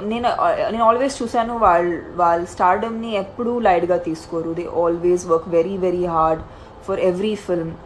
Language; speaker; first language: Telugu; non-native, fluent; Hindi